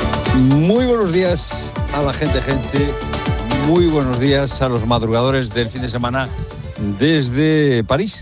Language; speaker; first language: Spanish; native; Spanish